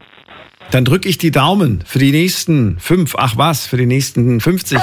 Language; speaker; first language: German; native; German